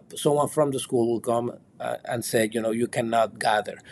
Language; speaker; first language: English; non-native, fluent; Spanish